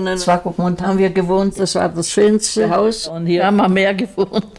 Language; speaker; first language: German; native; German